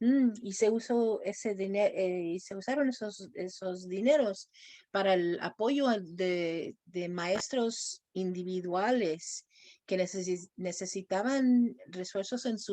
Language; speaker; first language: Spanish; non-native, fluent; English